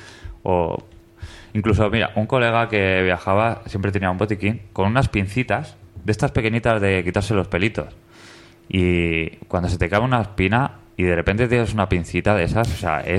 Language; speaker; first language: Spanish; native; Spanish